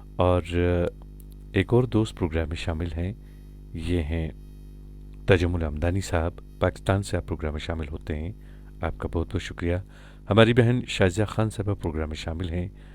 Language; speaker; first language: Hindi; non-native, local second language; Kashmiri